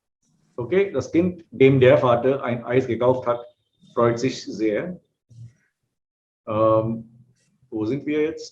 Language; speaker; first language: German; non-native, fluent; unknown